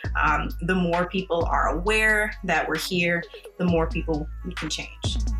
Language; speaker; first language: English; native; English